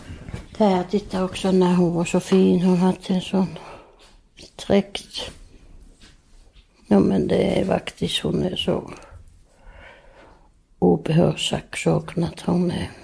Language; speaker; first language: Swedish; non-native, fluent; Finnish